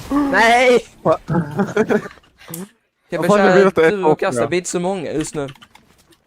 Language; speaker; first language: Swedish; native; Swedish